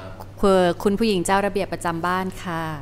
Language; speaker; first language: Thai; native; Thai